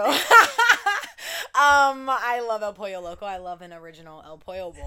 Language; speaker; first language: English; native; English